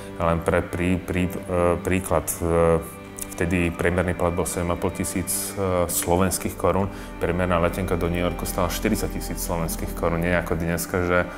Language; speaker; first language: Slovak; early bilingual, other home language; Czech